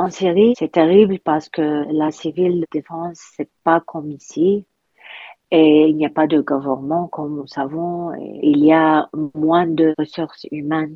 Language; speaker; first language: French; non-native, learner; Arabic